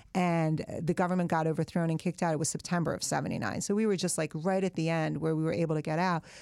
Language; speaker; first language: English; early bilingual, other home language; Persian